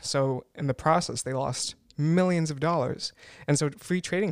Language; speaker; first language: English; native; English